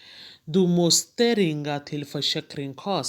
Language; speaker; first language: Swedish; non-native, fluent; Urdu